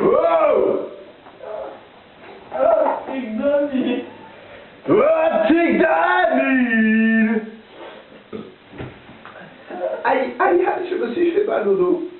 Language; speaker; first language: French; native; French